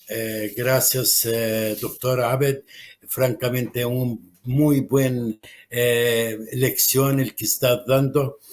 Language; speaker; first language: Spanish; non-native, fluent; Arabic